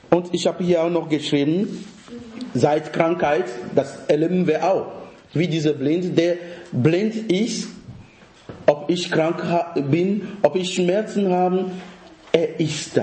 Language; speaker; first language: German; non-native, fluent; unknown